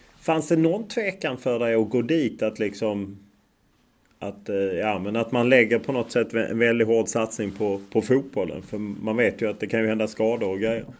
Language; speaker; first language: Swedish; native; Swedish